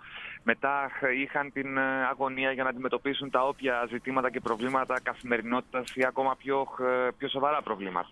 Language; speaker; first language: Greek; native; Greek